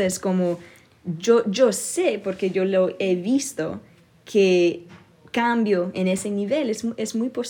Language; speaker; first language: Spanish; early bilingual, other home language; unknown